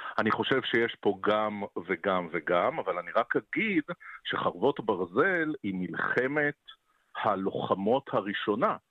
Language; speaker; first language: Hebrew; native; Hebrew